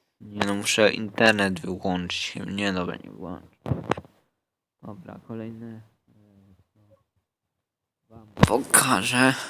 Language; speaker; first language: Polish; native; Polish